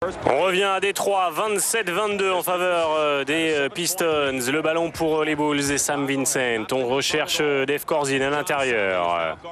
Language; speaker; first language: French; native; French